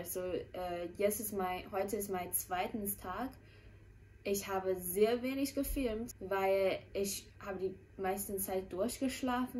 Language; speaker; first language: German; non-native, fluent; Chinese